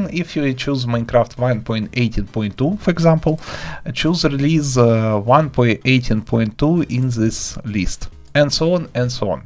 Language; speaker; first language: English; non-native, learner; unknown